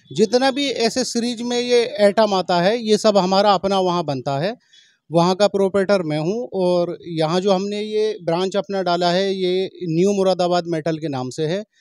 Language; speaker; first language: Hindi; native; Hindi